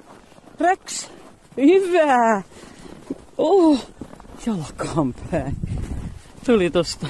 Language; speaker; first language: Finnish; native; Finnish